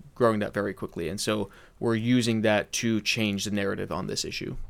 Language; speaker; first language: English; early bilingual, heritage; English